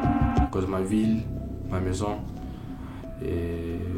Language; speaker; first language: French; non-native, learner; Ukrainian